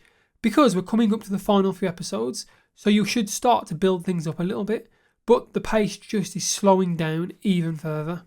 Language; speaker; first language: English; native; English